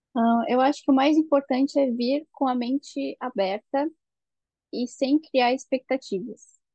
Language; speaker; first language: Portuguese; native; Portuguese